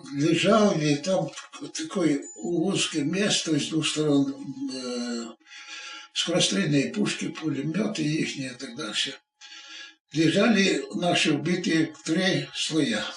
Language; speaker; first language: Russian; non-native, local second language; Ukrainian